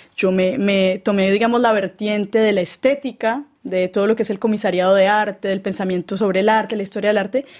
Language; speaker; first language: Spanish; native; Spanish